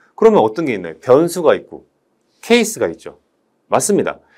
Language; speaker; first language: Korean; native; Korean